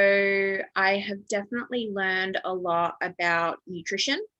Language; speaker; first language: English; native; English